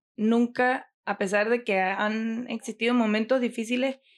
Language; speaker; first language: Spanish; native; Spanish